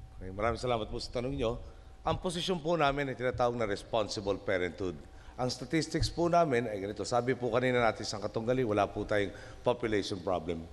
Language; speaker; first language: Filipino; native; Filipino